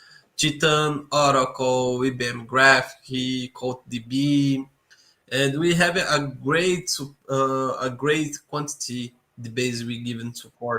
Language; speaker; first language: English; non-native, learner; Portuguese